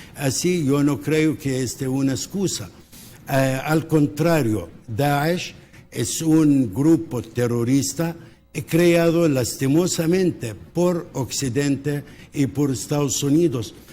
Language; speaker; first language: Spanish; non-native, local second language; Arabic